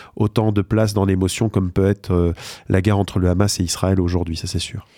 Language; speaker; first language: French; native; French